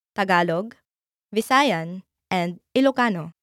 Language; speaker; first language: English; non-native, local second language; Filipino